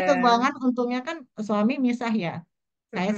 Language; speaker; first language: Indonesian; native; Indonesian